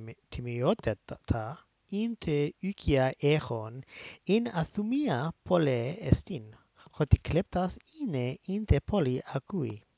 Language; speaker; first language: Greek; non-native, learner; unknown